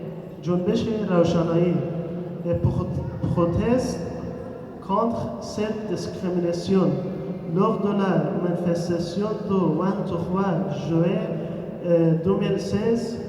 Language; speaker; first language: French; non-native, learner; Persian